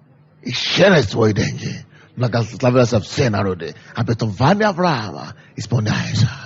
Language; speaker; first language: Russian; non-native, fluent; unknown